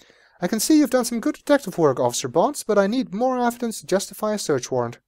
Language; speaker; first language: English; native; English